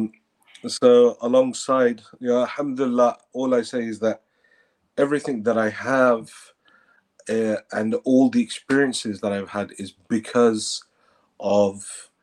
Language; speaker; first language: English; native; English